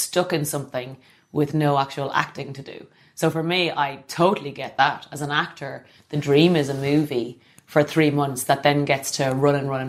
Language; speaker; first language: English; native; English